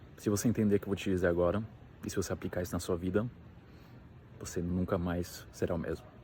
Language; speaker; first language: Portuguese; native; Portuguese